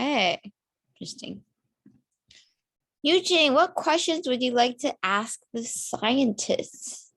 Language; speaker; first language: English; non-native, fluent; Chinese